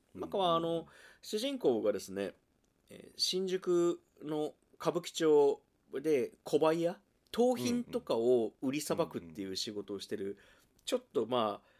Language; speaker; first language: Japanese; native; Japanese